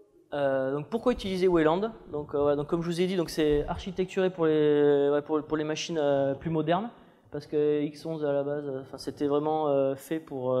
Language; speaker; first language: French; native; French